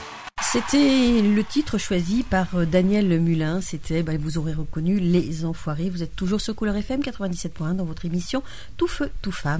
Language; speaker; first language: French; native; French